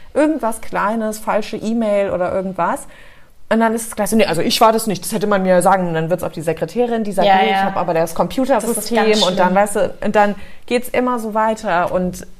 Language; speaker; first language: German; early bilingual, heritage; German